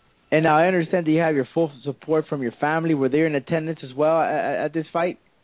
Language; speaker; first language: English; early bilingual, other home language; Spanish